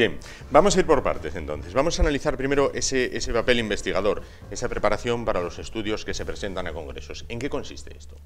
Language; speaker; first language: Spanish; native; Spanish